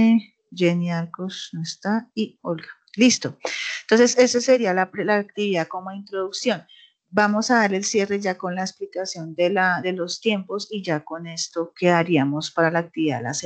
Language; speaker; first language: Spanish; native; Spanish